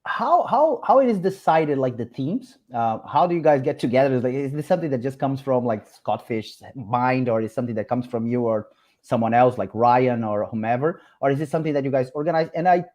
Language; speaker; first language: English; non-native, fluent; Portuguese